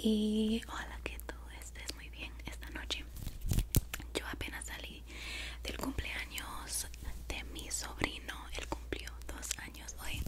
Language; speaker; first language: Spanish; early bilingual, heritage; Spanish